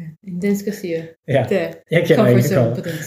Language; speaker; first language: Danish; non-native, learner; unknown